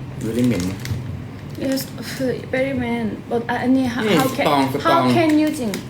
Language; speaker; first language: English; non-native, learner; Thai